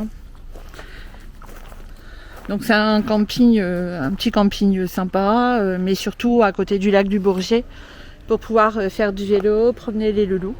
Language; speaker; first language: French; native; French